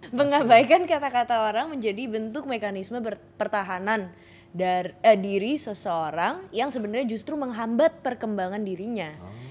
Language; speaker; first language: Indonesian; native; Indonesian